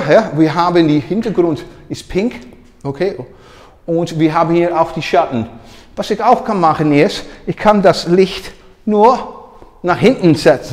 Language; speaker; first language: German; non-native, learner; Dutch